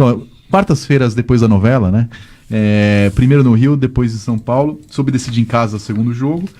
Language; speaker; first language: Portuguese; native; Portuguese